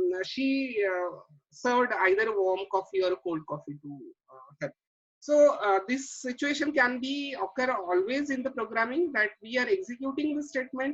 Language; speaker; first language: English; non-native, local second language; Marathi